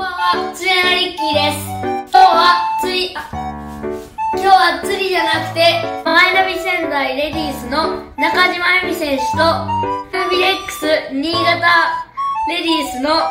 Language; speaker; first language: Japanese; native; Japanese